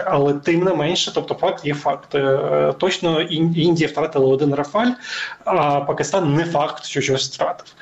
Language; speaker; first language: Ukrainian; native; Ukrainian